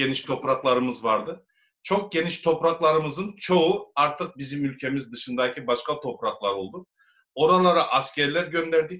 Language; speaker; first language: Turkish; native; Turkish